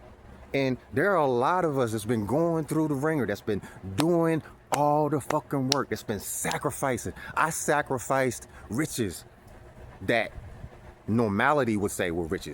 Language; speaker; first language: English; native; English